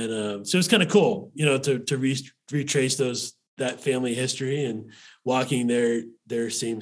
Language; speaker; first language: English; native; English